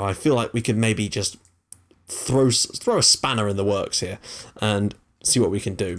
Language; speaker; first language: English; native; English